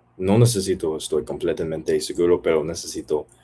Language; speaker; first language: Spanish; non-native, learner; English